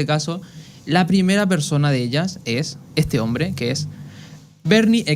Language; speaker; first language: Spanish; native; Spanish